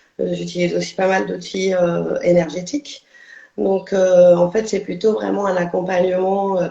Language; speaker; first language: French; native; French